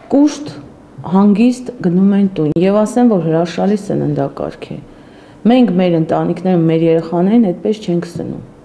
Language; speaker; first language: Armenian; native; Armenian